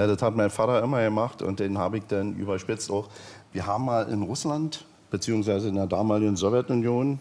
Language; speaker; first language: German; native; German